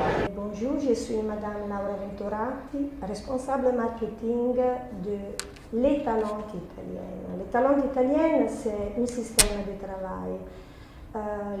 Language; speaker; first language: French; non-native, fluent; Italian